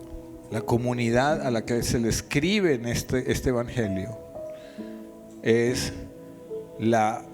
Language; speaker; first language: Spanish; native; Spanish